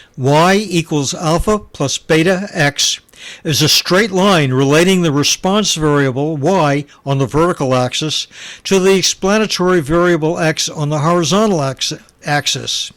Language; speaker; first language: English; native; English